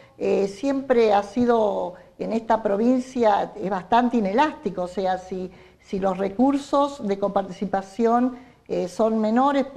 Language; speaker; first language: Spanish; native; Spanish